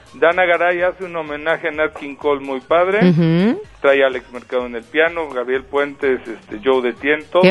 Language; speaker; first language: Spanish; native; Spanish